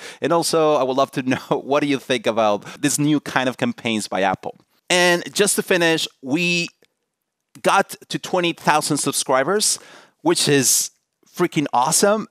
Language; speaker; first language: English; non-native, fluent; Spanish